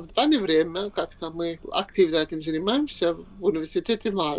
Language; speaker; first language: Russian; non-native, fluent; Swedish